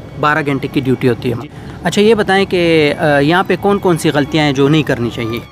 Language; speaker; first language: Urdu; non-native, local second language; Pashto